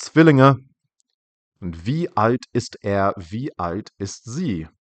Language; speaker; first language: German; non-native, fluent; English